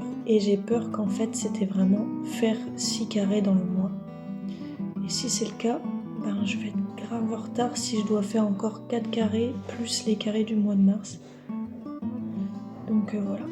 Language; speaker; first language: French; native; French